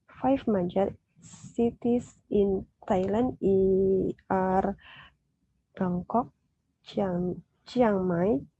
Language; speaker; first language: English; non-native, learner; Indonesian